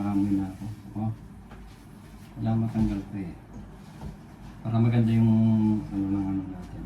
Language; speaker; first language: Filipino; native; Filipino